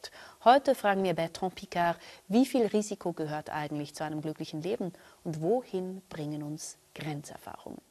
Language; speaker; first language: German; native; German